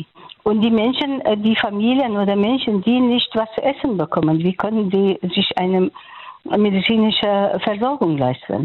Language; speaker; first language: German; non-native, learner; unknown